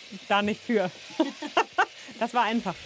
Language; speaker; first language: German; native; German